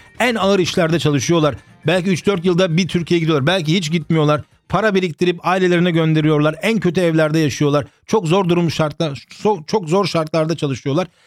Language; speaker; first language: Turkish; early bilingual, heritage; Turkish